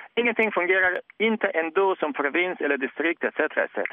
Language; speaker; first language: Swedish; non-native, fluent; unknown